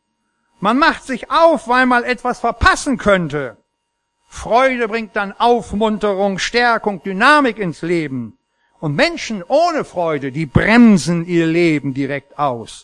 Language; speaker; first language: German; native; German